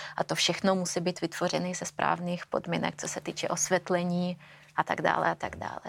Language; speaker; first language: Czech; native; Czech